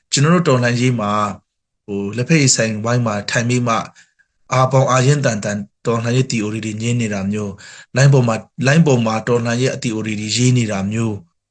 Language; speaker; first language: Burmese; non-native, local second language; Hakha Chin